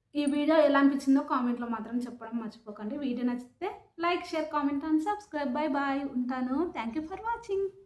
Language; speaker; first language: Telugu; native; Telugu